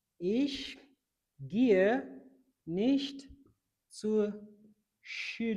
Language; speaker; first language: German; non-native, fluent; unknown